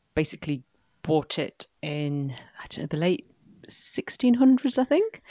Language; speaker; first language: English; native; English